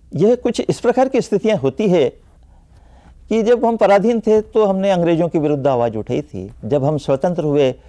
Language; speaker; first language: Hindi; native; Hindi